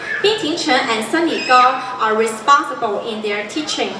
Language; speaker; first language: English; non-native, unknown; Chinese